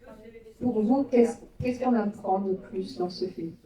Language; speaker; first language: French; native; French